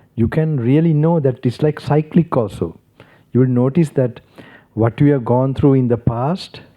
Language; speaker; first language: English; non-native, local second language; Sinhala